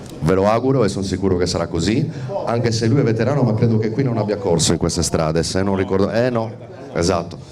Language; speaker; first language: Italian; native; Italian